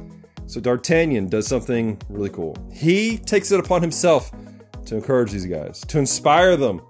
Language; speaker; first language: English; native; English